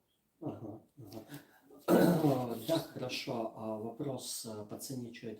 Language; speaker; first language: Russian; native; Russian